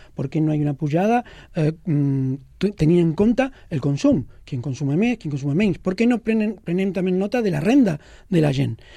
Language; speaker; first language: Catalan; non-native, local second language; Spanish